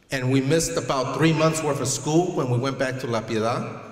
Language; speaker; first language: English; early bilingual, other home language; Spanish